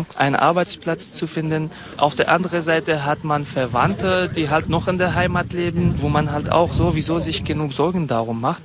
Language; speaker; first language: German; non-native, fluent; Kurdish